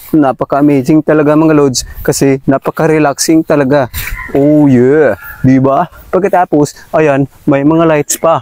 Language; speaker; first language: Filipino; non-native, local second language; Cebuano